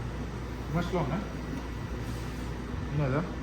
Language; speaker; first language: English; non-native, learner; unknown